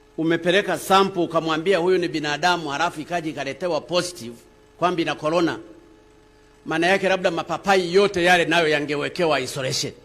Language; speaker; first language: Swahili; non-native, local second language; Sukuma